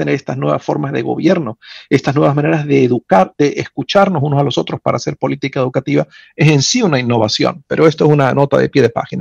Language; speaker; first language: Spanish; native; Spanish